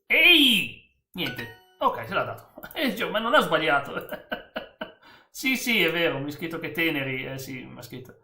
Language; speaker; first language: Italian; native; Italian